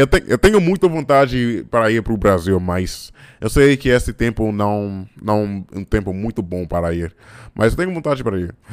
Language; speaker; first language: Portuguese; non-native, learner; English